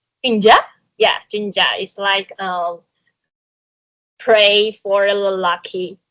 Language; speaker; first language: English; non-native, learner; Japanese